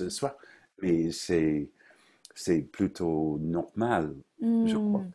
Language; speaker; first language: French; non-native, fluent; English